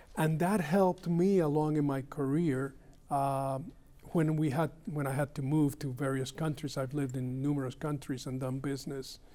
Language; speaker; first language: English; early bilingual, other home language; Spanish